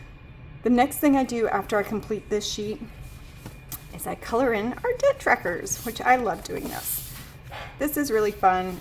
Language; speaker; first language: English; native; English